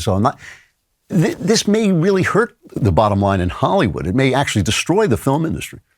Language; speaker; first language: English; native; English